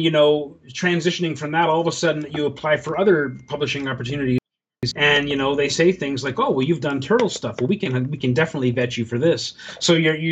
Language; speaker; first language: English; native; English